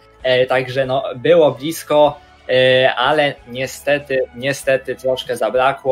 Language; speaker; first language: Polish; native; Polish